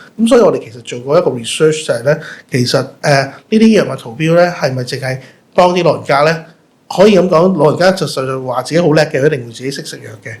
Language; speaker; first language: Cantonese; native; Cantonese